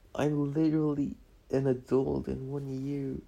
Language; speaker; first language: English; non-native, fluent; Polish